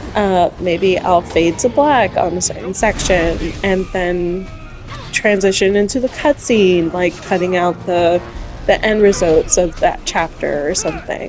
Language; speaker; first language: English; native; English